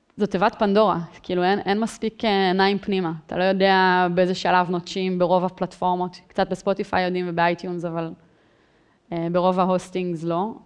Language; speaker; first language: Hebrew; native; Hebrew